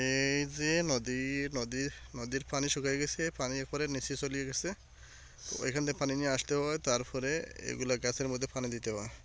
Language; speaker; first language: Bangla; non-native, local second language; Sylheti